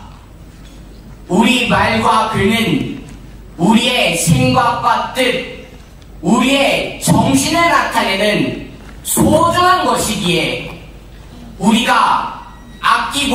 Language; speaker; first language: Korean; native; Korean